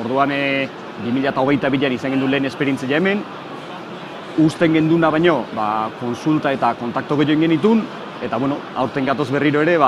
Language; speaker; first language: Basque; native; Basque